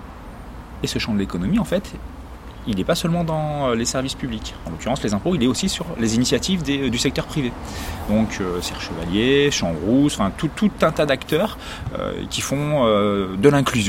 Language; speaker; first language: French; native; French